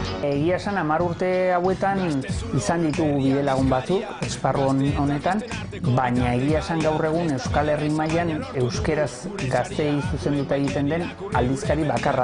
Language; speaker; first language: Basque; native; Basque